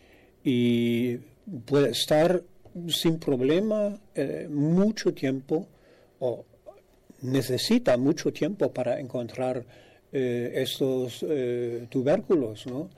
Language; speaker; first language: Spanish; non-native, fluent; German